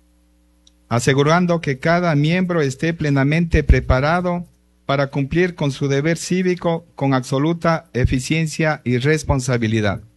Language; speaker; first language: Spanish; native; Spanish